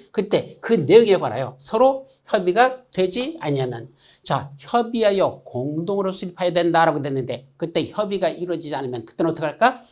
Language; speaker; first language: Korean; native; Korean